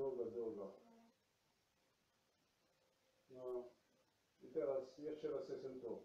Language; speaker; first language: Polish; non-native, learner; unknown